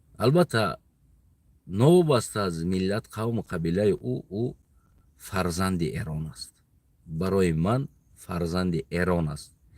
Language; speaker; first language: Tajik; non-native, local second language; Uzbek